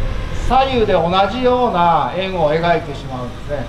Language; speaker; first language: Japanese; native; Japanese